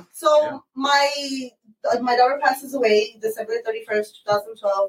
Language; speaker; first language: English; early bilingual, other home language; Spanish